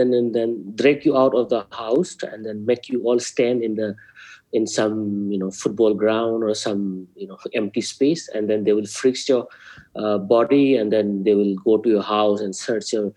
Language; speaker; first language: English; non-native, local second language; Manipuri